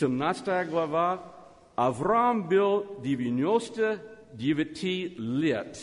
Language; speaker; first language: Russian; non-native, learner; English